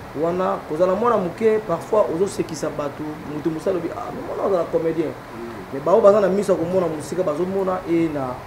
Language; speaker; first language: Lingala; native; Lingala